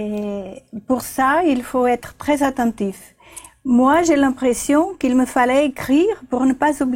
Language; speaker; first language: French; non-native, fluent; Portuguese